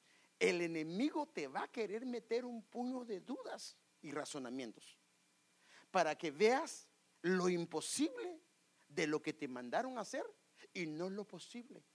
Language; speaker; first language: Spanish; native; Spanish